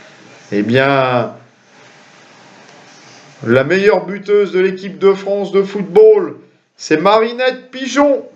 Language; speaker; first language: French; native; French